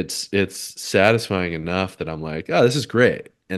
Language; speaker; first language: English; native; English